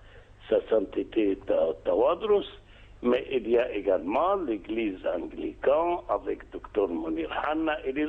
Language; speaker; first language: French; non-native, fluent; Arabic